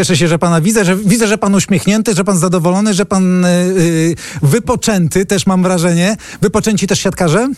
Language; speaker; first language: Polish; native; Polish